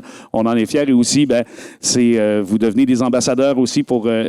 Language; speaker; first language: French; native; French